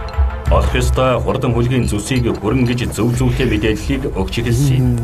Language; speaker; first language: Mongolian; native; Mongolian